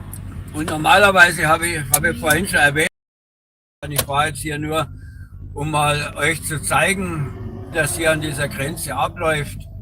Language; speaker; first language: German; native; German